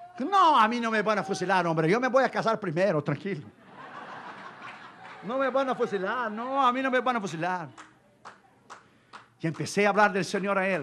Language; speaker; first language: Spanish; non-native, fluent; Portuguese